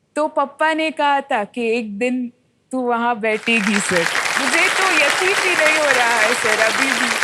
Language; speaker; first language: Hindi; non-native, local second language; Tulu